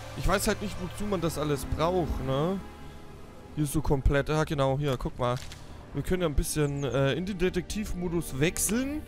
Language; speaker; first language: German; native; German